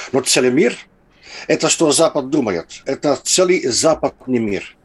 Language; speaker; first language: Russian; non-native, fluent; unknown